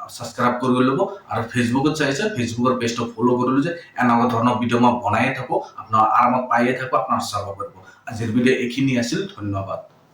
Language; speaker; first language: Assamese; non-native, local second language; Bangla